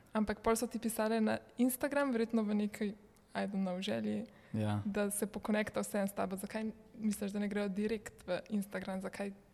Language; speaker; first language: Slovenian; native; Slovenian